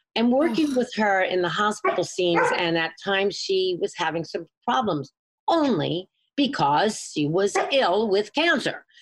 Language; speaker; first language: English; native; English